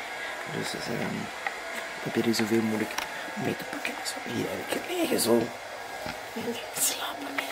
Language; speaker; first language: Dutch; native; Dutch